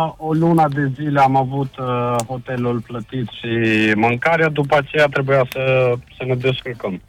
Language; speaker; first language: Romanian; non-native, fluent; Albanian